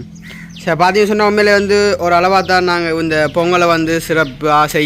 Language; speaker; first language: Tamil; native; Tamil